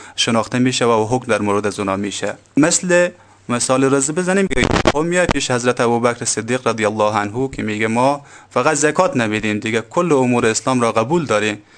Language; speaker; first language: Persian; native; Persian